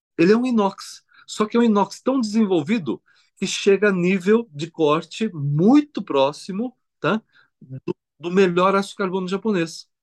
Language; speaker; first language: Portuguese; early bilingual, other home language; Korean